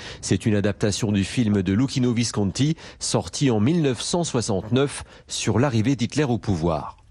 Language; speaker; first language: French; native; French